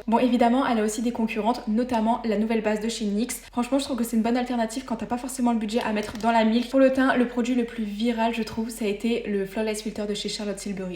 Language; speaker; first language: French; native; French